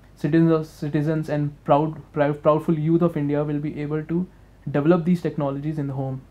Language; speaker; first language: English; non-native, local second language; Hindi